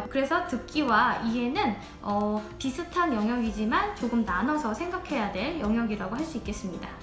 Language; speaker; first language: Korean; native; Korean